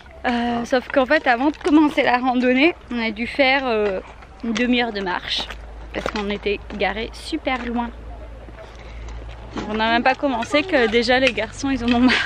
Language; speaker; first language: French; native; French